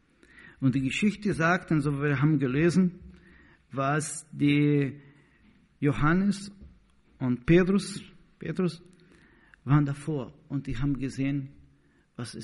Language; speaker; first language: German; non-native, learner; Portuguese